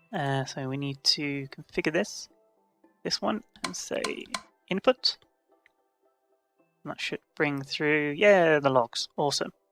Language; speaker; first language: English; native; English